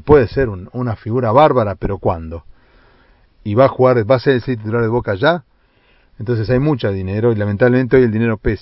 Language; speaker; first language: Spanish; native; Spanish